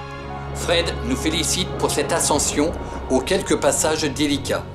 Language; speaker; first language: French; native; French